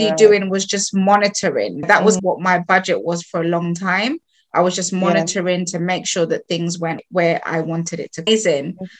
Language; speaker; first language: English; non-native, local second language; Krio